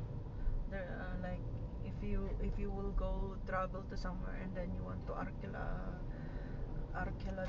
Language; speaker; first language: English; non-native, local second language; Iloko